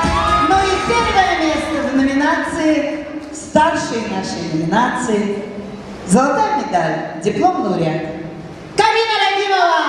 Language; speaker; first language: Russian; native; Russian